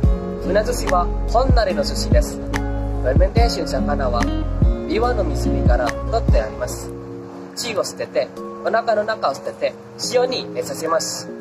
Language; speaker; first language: Japanese; non-native, learner; Indonesian